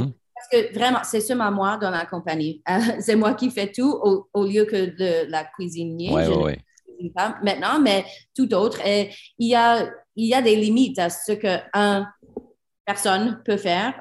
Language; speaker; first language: French; non-native, learner; English